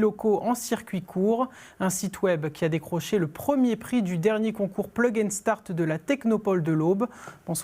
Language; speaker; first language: French; native; French